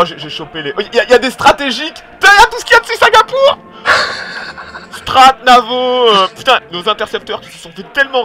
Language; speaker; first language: French; native; French